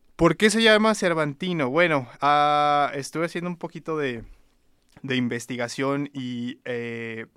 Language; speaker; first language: Spanish; native; Spanish